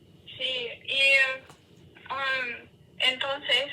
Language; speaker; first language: Spanish; non-native, learner; English